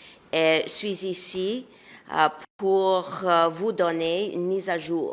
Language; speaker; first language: French; non-native, local second language; English